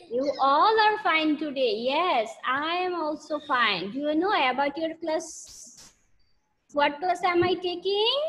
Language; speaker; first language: English; non-native, learner; Bangla